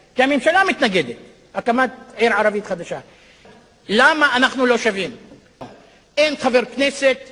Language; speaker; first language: Hebrew; non-native, local second language; Arabic